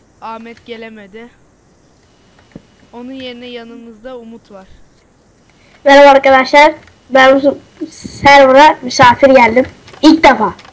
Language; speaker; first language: Turkish; native; Turkish